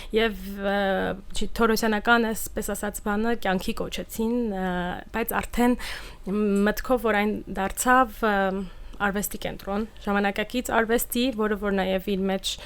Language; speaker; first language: Armenian; early bilingual, heritage; Armenian